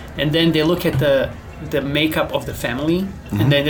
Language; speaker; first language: English; non-native, fluent; Bosnian